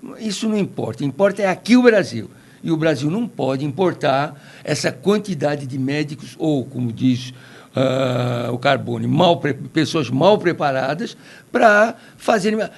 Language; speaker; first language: Portuguese; native; Portuguese